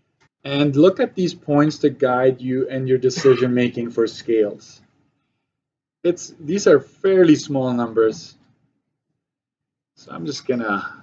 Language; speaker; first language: English; native; English